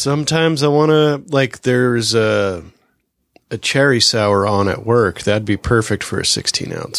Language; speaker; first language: English; native; English